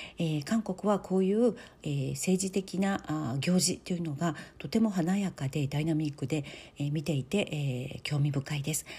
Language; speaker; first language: Japanese; native; Japanese